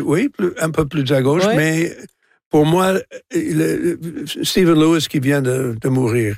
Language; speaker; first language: French; non-native, local second language; English